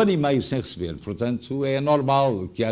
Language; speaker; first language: Portuguese; native; Portuguese